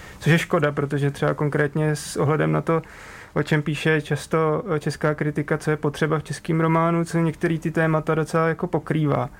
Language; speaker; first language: Czech; native; Czech